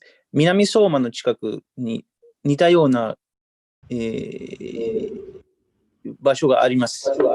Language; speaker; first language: Japanese; non-native, fluent; Swedish